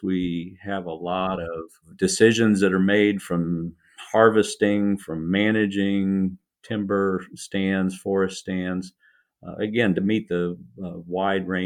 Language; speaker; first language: English; native; English